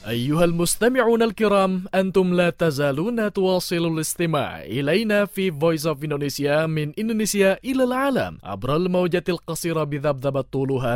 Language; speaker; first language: Arabic; non-native, fluent; Indonesian